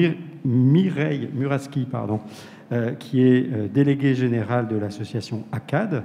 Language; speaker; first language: French; native; French